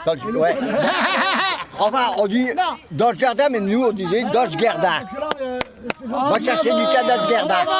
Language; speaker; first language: French; native; French